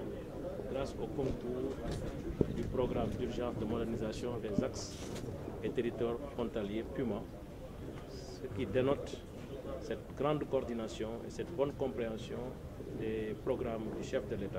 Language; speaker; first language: French; non-native, local second language; Wolof